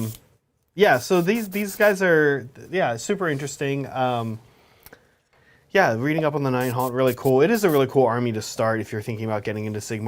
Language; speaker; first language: English; native; English